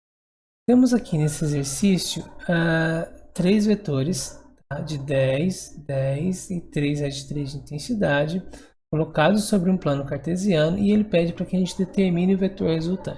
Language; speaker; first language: Portuguese; native; Portuguese